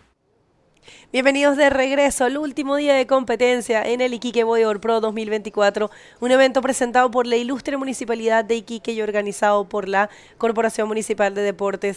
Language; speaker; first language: Spanish; native; Spanish